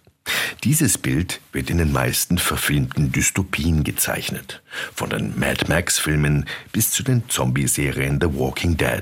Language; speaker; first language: German; native; German